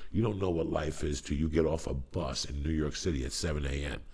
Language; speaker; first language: English; native; English